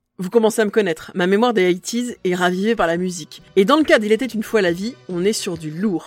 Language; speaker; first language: French; native; French